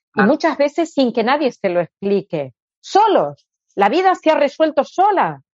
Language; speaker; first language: Spanish; native; Spanish